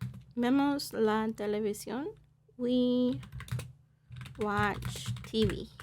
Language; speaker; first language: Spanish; non-native, learner; English